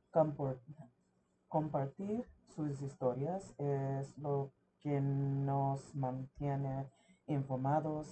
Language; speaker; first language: Spanish; early bilingual, heritage; English